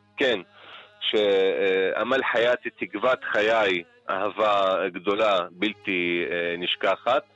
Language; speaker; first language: Hebrew; non-native, local second language; Arabic